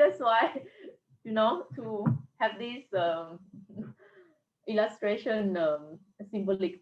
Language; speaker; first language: English; non-native, fluent; Thai